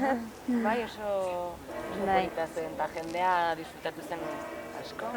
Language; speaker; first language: Basque; non-native, local second language; Spanish